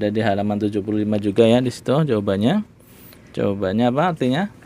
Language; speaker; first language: Indonesian; native; Indonesian